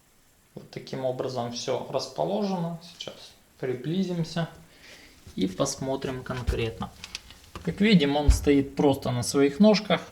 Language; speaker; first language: Russian; native; Russian